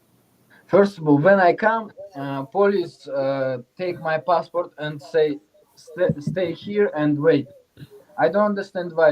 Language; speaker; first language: English; non-native, learner; Uzbek